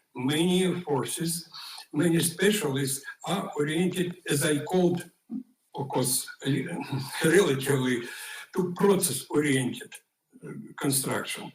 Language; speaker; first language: English; non-native, fluent; Ukrainian